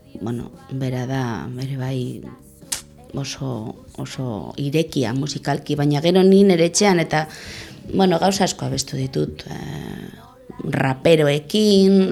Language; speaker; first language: Basque; non-native, local second language; Spanish